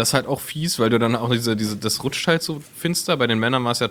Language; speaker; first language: German; native; German